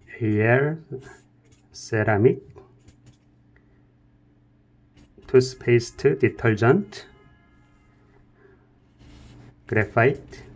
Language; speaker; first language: English; non-native, learner; Korean